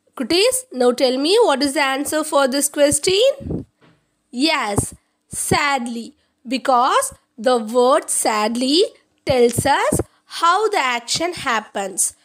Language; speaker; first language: English; non-native, local second language; Tamil